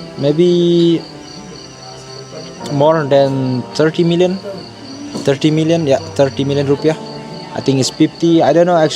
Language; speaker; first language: English; non-native, learner; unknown